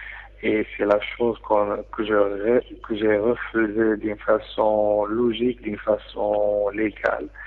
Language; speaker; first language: French; non-native, local second language; Arabic